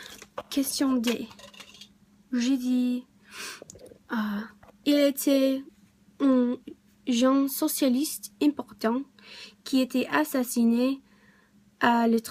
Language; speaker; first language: French; non-native, learner; English